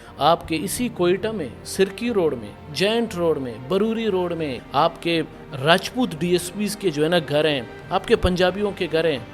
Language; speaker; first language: Urdu; non-native, local second language; Baluchi